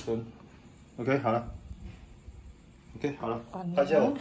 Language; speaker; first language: Chinese; native; Chinese